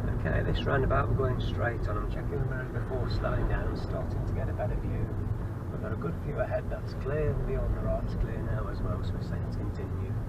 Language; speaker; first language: English; native; English